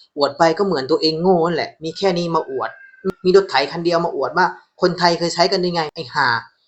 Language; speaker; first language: Thai; native; Thai